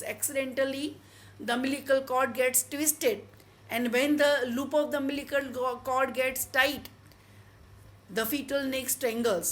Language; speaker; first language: English; non-native, local second language; Gujarati